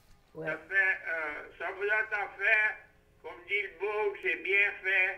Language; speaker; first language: French; native; French